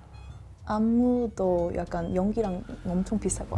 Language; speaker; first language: Korean; non-native, learner; English